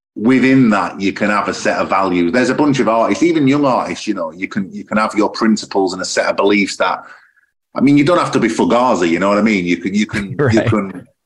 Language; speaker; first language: English; native; English